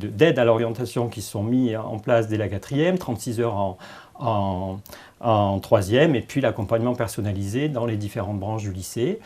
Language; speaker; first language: French; native; French